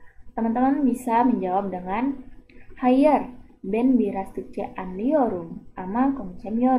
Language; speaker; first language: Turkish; non-native, fluent; Indonesian